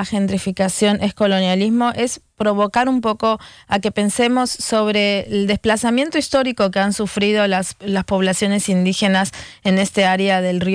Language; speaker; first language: Spanish; native; Spanish